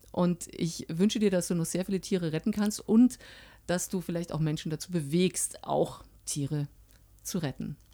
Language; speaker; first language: German; native; German